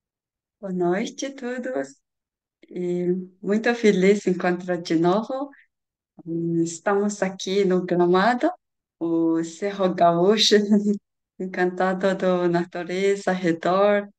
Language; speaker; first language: Portuguese; non-native, learner; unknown